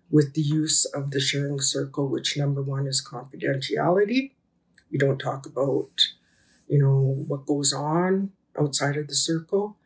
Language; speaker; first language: English; native; English